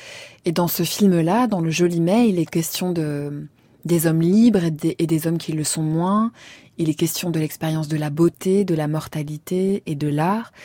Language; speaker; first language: French; native; French